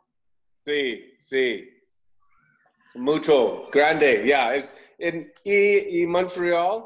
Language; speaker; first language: Spanish; non-native, learner; English